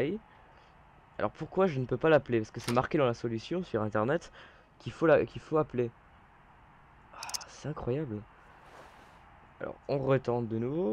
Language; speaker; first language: French; native; French